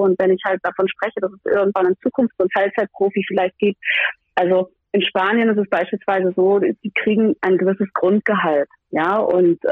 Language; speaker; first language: German; native; German